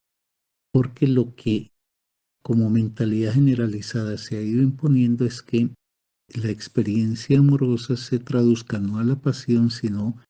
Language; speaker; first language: Spanish; native; Spanish